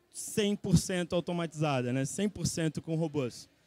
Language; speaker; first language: Portuguese; native; Portuguese